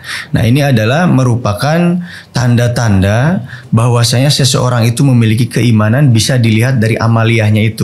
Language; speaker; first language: Indonesian; native; Indonesian